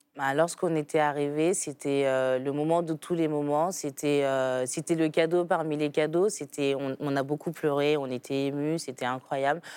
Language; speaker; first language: French; early bilingual, other home language; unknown